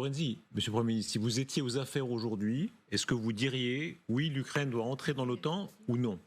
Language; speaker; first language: French; native; French